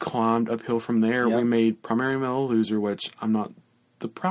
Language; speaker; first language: English; native; English